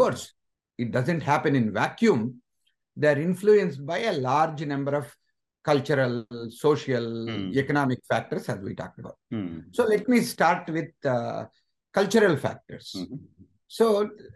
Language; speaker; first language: English; non-native, local second language; Telugu